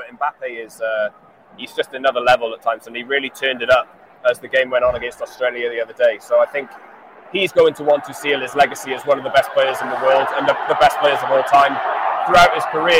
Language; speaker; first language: English; native; English